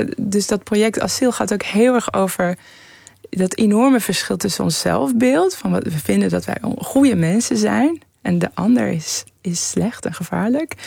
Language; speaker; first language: Dutch; early bilingual, other home language; Persian